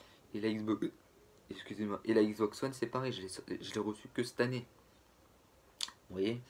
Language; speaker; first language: French; native; French